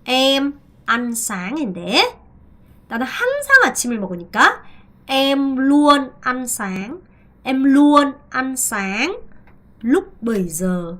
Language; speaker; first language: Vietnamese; non-native, fluent; Korean